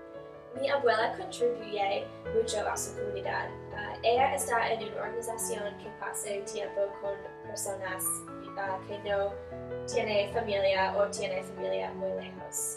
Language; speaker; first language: Spanish; non-native, learner; English